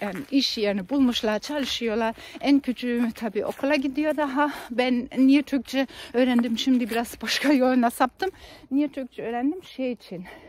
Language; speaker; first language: Turkish; non-native, fluent; German